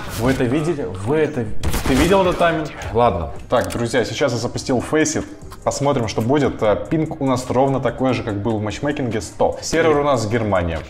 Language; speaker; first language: Russian; native; Russian